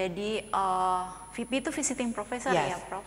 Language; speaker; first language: Indonesian; native; Indonesian